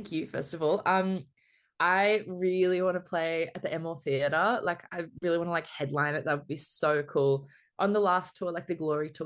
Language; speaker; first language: English; native; English